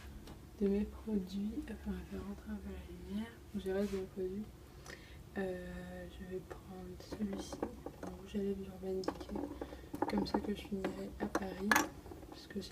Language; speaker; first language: French; native; French